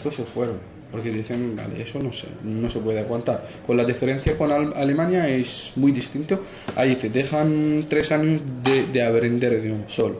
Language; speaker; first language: Spanish; non-native, fluent; Arabic